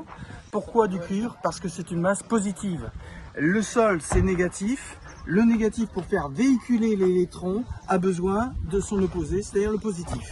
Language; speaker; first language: French; native; French